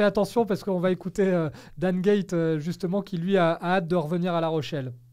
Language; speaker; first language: French; native; French